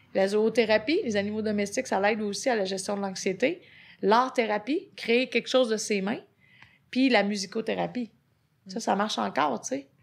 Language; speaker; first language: French; native; French